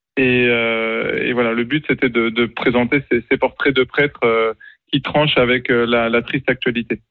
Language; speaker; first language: French; native; French